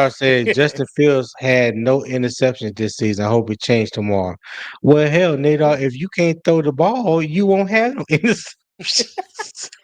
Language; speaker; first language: English; native; English